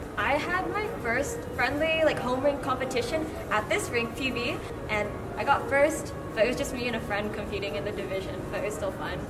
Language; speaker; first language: English; native; English